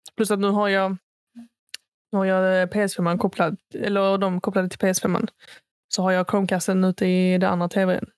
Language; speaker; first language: Swedish; native; Swedish